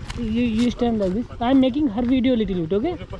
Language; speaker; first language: English; non-native, learner; Hindi